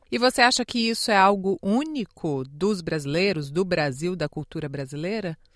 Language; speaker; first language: Portuguese; native; Portuguese